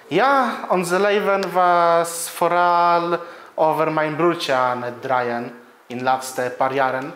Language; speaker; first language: Dutch; non-native, learner; Polish